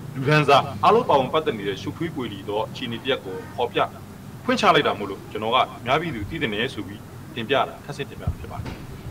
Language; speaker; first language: Burmese; native; Burmese